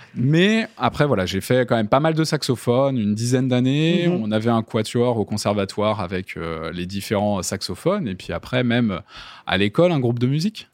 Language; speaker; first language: French; native; French